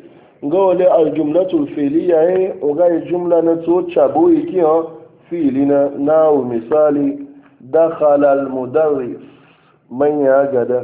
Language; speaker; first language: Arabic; non-native, fluent; Hausa